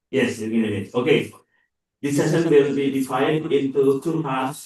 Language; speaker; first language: English; non-native, fluent; Indonesian